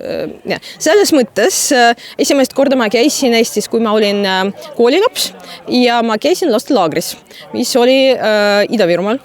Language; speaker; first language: Estonian; non-native, fluent; Russian